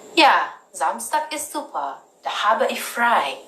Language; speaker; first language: German; non-native, learner; Indonesian